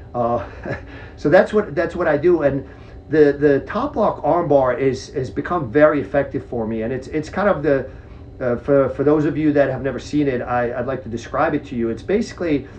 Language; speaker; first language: English; early bilingual, other home language; Czech